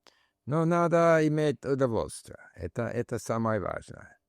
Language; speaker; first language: Russian; non-native, learner; English